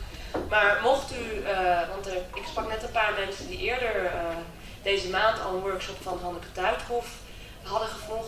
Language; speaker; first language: Dutch; native; Dutch